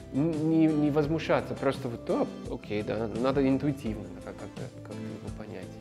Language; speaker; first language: Russian; non-native, fluent; English